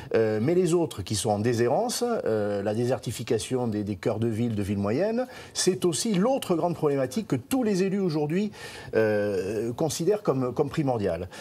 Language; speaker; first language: French; native; French